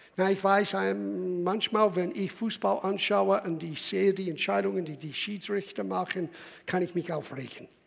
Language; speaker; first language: German; non-native, fluent; English